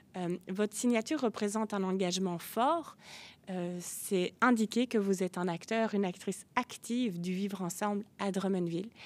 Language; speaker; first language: French; native; French